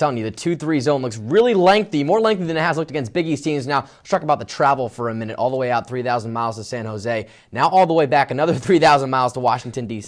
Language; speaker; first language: English; native; English